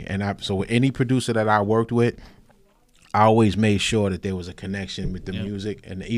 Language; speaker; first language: English; native; English